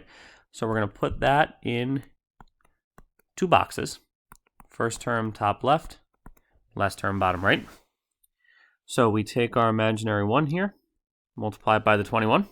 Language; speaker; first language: English; native; English